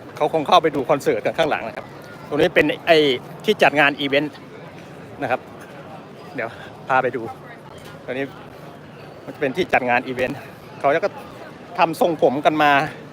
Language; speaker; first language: Thai; native; Thai